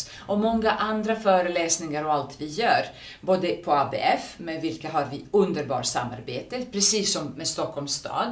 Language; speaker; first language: Swedish; non-native, fluent; Serbian